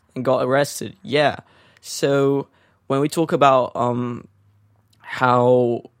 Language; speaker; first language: English; non-native, fluent; Portuguese